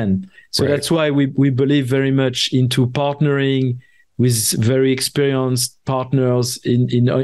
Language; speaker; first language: English; non-native, fluent; French